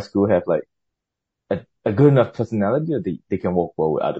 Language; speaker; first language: English; non-native, fluent; Burmese